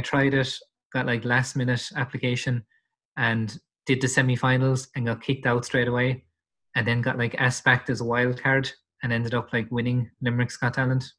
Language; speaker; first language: English; native; English